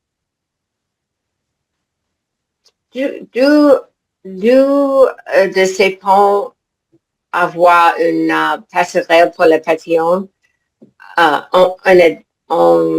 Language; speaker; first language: French; non-native, learner; English